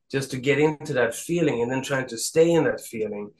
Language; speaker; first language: English; non-native, fluent; Swedish